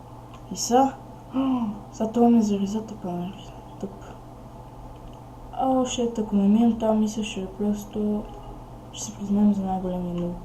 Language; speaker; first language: Bulgarian; native; Bulgarian